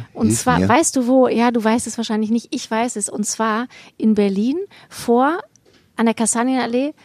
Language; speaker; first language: German; native; German